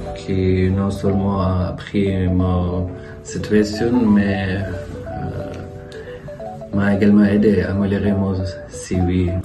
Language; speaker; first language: French; non-native, fluent; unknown